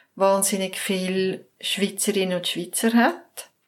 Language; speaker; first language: German; native; German